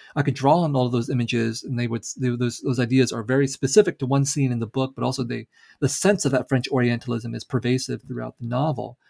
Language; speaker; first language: English; early bilingual, other home language; Vietnamese